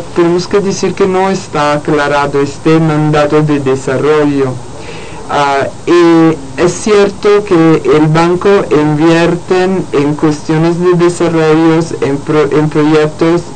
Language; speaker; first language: Spanish; non-native, fluent; Italian